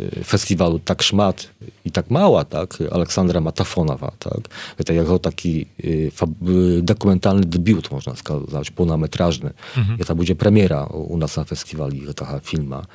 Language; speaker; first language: Polish; non-native, learner; Belarusian